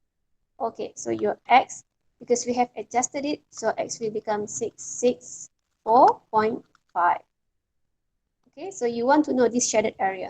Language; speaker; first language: English; non-native, local second language; Malay